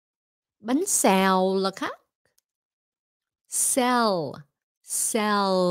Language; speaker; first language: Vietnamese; early bilingual, heritage; Vietnamese